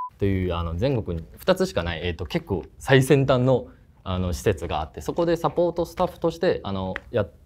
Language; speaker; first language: Japanese; non-native, fluent; Chinese